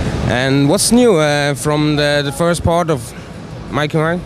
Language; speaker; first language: English; non-native, learner; German